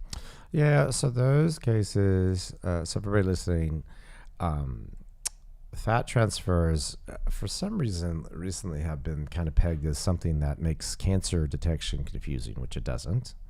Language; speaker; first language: English; native; English